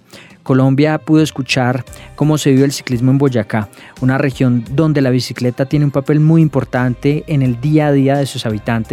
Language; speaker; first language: Spanish; native; Spanish